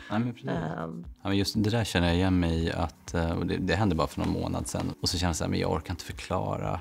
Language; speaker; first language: Swedish; native; Swedish